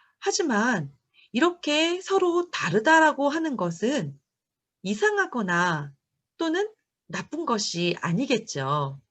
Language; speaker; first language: Korean; native; Korean